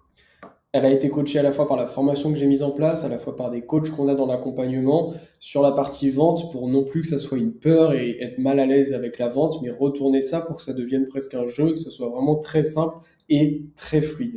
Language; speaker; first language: French; native; French